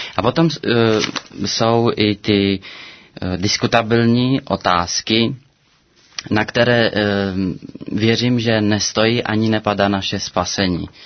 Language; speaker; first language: Czech; non-native, fluent; Romanian